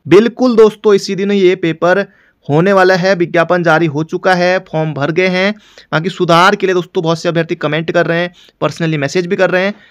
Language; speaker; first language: Hindi; native; Hindi